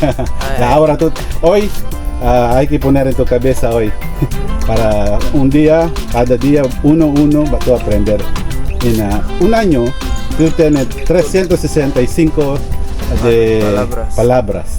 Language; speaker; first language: Spanish; non-native, learner; Filipino